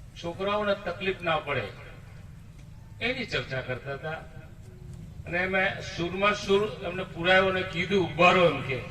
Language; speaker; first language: Gujarati; non-native, local second language; Rathawi